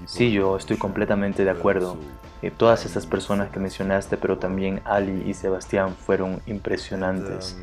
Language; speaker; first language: Spanish; non-native, fluent; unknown